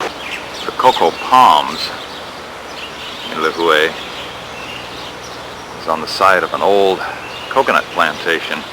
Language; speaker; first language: English; native; English